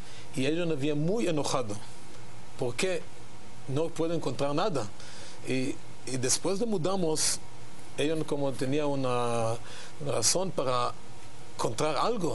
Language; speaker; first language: Spanish; non-native, learner; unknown